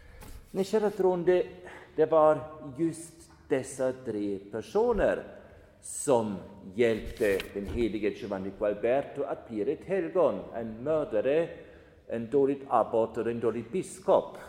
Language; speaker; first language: Swedish; non-native, fluent; German